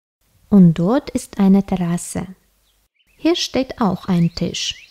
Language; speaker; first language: German; non-native, fluent; Russian